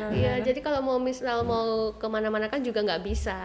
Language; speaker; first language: Indonesian; native; Indonesian